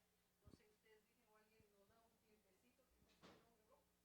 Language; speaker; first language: Spanish; non-native, fluent; English